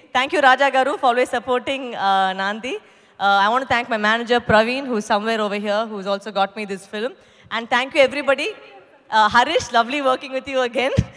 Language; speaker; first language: English; non-native, local second language; Tamil